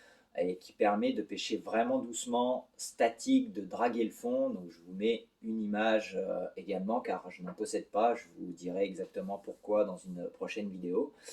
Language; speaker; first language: French; native; French